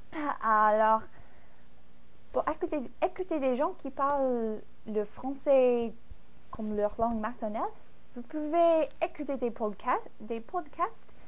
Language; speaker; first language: French; non-native, fluent; English